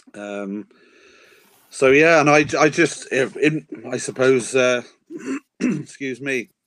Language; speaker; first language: English; native; English